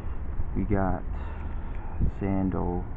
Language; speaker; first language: English; native; English